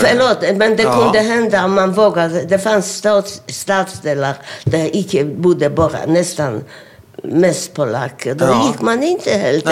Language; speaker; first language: Swedish; non-native, fluent; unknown